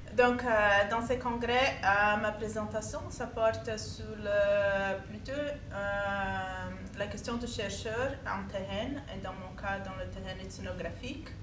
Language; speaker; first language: French; non-native, fluent; Portuguese